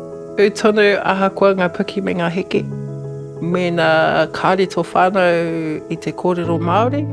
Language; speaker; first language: Māori; non-native, local second language; English